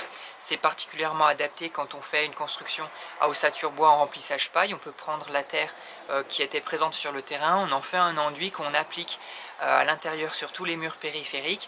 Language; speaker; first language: French; native; French